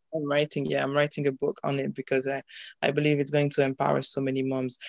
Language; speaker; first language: English; non-native, fluent; French